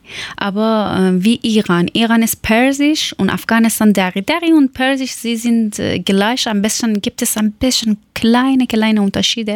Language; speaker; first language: German; non-native, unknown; Persian